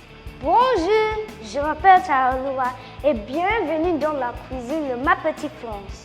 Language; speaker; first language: French; non-native, learner; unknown